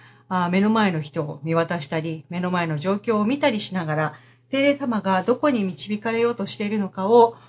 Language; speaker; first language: Japanese; native; Japanese